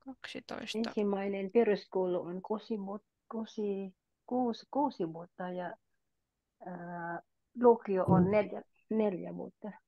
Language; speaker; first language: Finnish; non-native, learner; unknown